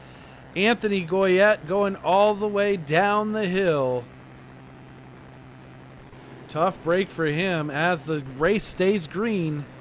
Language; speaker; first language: English; native; English